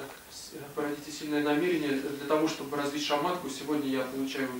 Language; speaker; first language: Russian; native; Russian